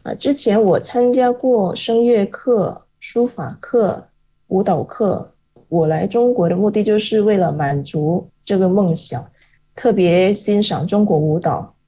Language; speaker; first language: Chinese; non-native, fluent; Indonesian